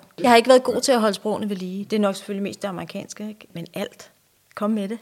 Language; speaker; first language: Danish; native; Danish